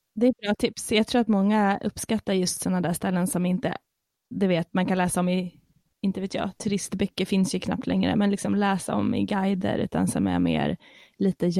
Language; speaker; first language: Swedish; native; Swedish